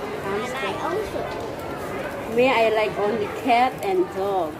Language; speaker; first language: English; non-native, learner; Filipino